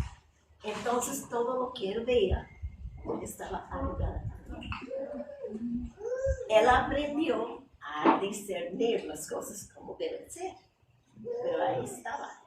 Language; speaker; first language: Spanish; non-native, fluent; English